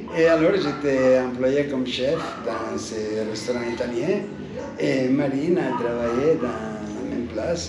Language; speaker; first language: French; non-native, fluent; Italian